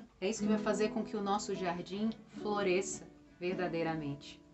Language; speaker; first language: Portuguese; native; Portuguese